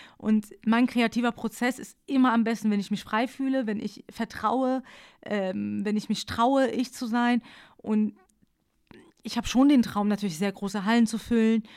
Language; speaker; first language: German; early bilingual, other home language; Persian